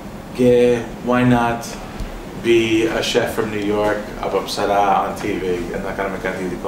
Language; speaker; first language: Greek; early bilingual, heritage; English